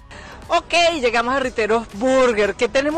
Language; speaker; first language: Spanish; native; Spanish